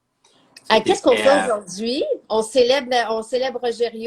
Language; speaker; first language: French; native; French